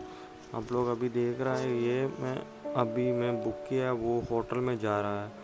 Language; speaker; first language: Hindi; non-native, local second language; Malayalam